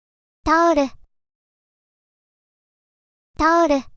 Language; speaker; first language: Japanese; native; Japanese